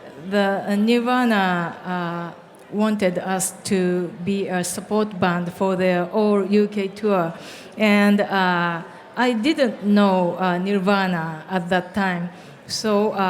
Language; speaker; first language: English; non-native, learner; Japanese